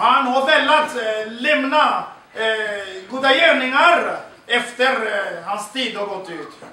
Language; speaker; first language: Swedish; non-native, fluent; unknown